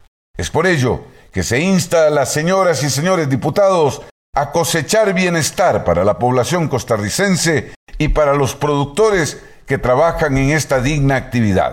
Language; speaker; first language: Spanish; native; Spanish